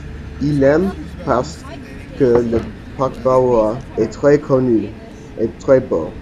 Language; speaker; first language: French; non-native, learner; English